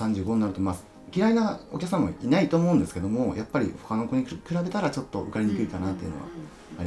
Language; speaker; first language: Japanese; native; Japanese